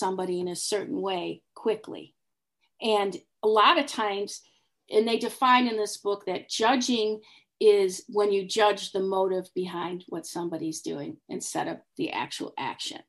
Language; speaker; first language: English; native; English